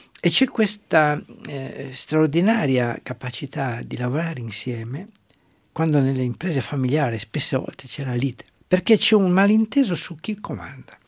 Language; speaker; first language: Italian; non-native, local second language; German